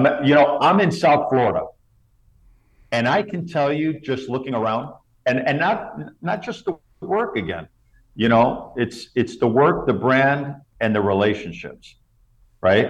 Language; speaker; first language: English; native; English